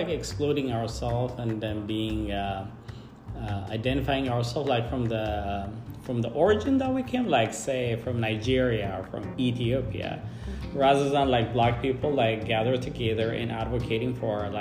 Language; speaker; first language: English; non-native, fluent; Amharic